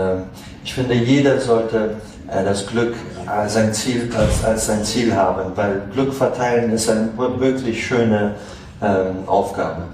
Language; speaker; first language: German; non-native, fluent; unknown